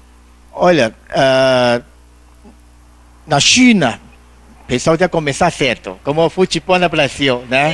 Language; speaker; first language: Portuguese; non-native, learner; Chinese